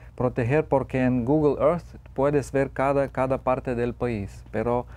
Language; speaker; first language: Spanish; non-native, fluent; Lithuanian